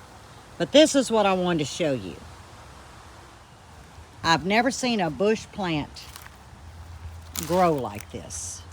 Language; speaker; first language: English; native; English